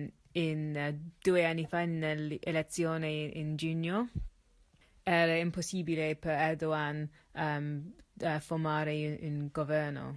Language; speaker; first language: Italian; non-native, learner; English